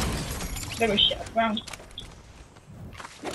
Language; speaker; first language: English; native; English